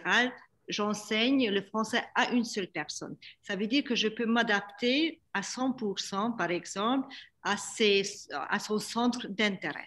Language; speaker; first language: French; non-native, fluent; Hungarian